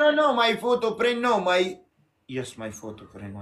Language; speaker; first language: English; non-native, learner; Pashto